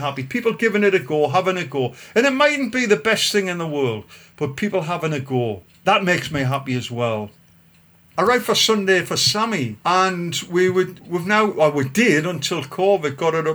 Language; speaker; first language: English; native; English